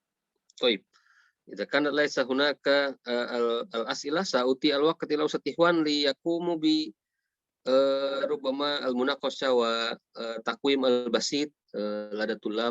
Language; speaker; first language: Arabic; non-native, fluent; Indonesian